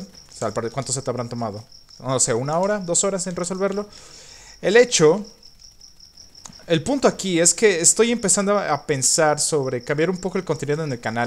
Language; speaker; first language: Spanish; native; Spanish